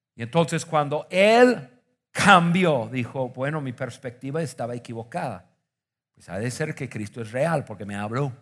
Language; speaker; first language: Spanish; non-native, fluent; English